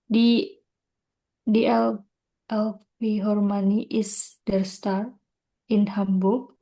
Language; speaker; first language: German; non-native, learner; Indonesian